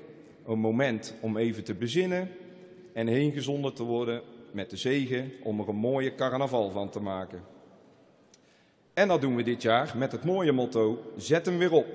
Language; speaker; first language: Dutch; native; Dutch